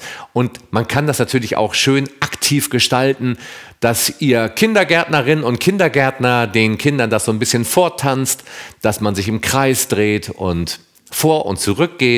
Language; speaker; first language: German; native; German